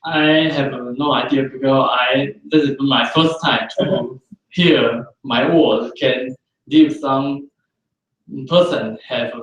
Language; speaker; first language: English; non-native, fluent; Chinese